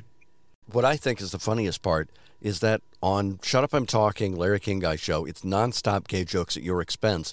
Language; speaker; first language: English; native; English